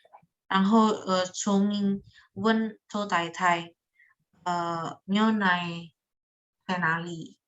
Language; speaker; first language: Chinese; non-native, learner; Indonesian